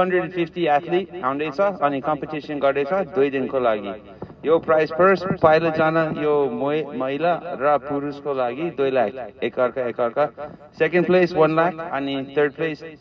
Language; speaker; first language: Nepali; non-native, learner; English